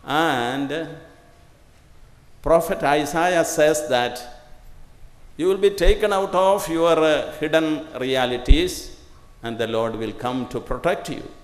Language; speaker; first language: English; non-native, local second language; Malayalam